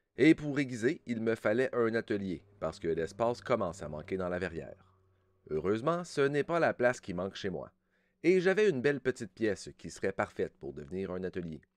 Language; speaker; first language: French; native; French